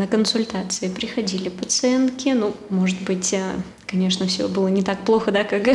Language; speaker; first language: Russian; native; Russian